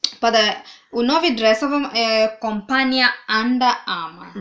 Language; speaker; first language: Serbian; non-native, learner; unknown